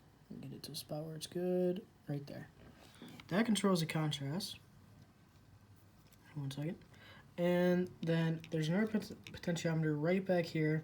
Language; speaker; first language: English; native; English